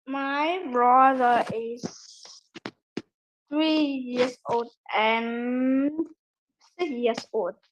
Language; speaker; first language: English; non-native, learner; Vietnamese